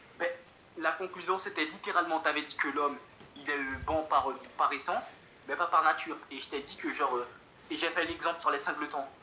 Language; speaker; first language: French; native; French